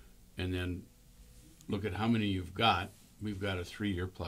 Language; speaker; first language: English; native; English